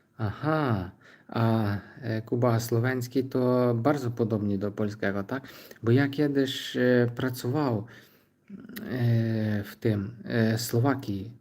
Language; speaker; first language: Polish; non-native, learner; Ukrainian